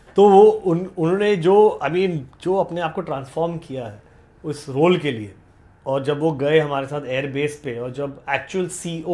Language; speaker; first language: Hindi; native; Hindi